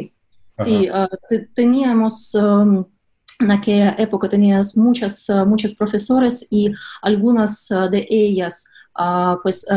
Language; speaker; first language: Spanish; non-native, fluent; Russian